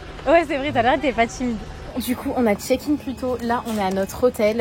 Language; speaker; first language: French; native; French